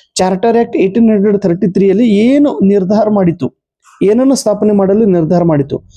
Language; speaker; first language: Kannada; native; Kannada